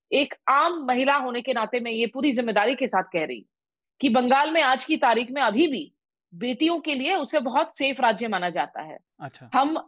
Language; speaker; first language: Hindi; native; Hindi